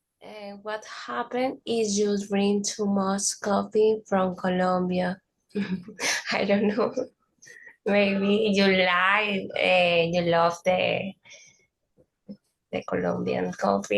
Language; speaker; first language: English; non-native, learner; Spanish